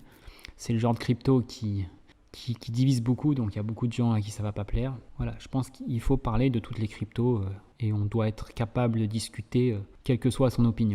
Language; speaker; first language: French; native; French